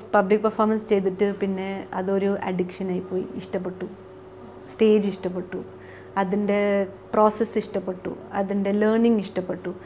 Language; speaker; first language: Malayalam; early bilingual, heritage; Malayalam